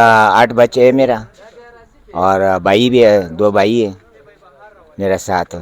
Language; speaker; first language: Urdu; early bilingual, other home language; Pashto